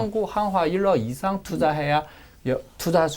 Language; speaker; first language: Korean; non-native, learner; Chinese